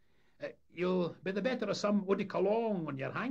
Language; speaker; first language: English; native; English